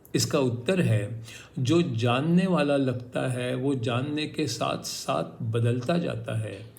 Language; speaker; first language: Hindi; non-native, local second language; Marathi